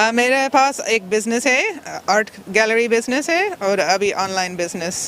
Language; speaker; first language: Hindi; non-native, learner; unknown